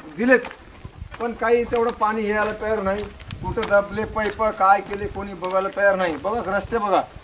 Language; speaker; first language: Marathi; non-native, local second language; Lambadi